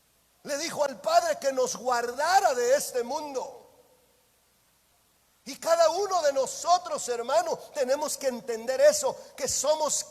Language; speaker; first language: Spanish; native; Spanish